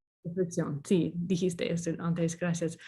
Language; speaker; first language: Spanish; non-native, learner; English